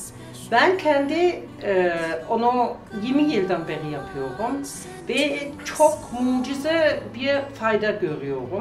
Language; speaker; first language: Turkish; non-native, learner; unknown